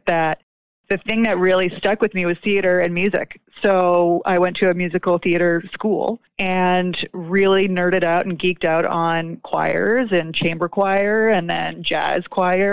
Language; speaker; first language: English; native; English